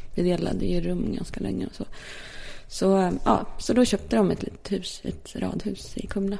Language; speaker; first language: Swedish; early bilingual, other home language; Polish